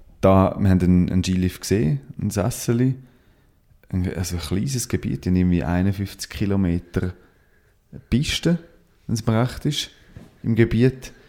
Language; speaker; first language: German; native; German